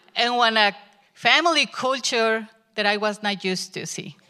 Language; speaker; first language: English; non-native, learner; Spanish